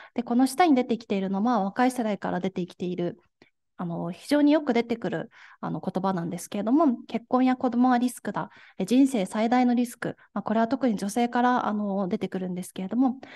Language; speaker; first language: Japanese; native; Japanese